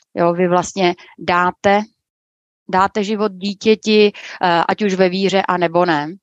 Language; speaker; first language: Czech; native; Czech